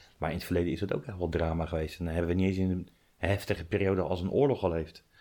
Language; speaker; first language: Dutch; native; Dutch